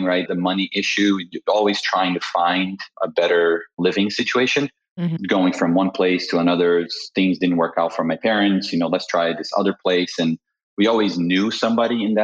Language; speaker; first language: English; non-native, fluent; Portuguese